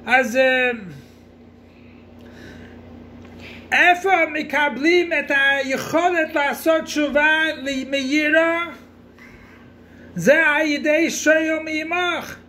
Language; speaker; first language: Hebrew; non-native, fluent; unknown